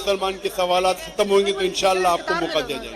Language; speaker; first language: Hindi; non-native, local second language; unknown